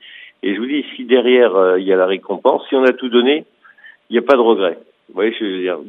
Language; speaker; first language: French; native; French